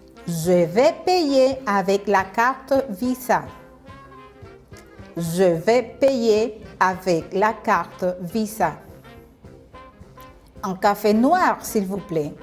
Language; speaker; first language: French; non-native, fluent; Spanish